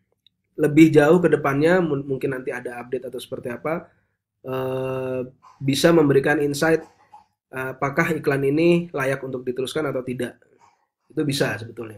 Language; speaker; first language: Indonesian; native; Indonesian